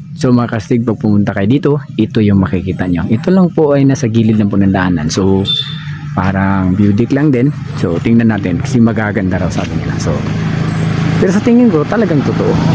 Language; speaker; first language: Filipino; non-native, local second language; Cebuano